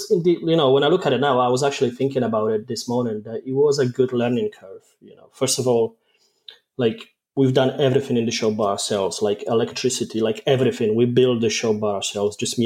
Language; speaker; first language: English; non-native, fluent; Polish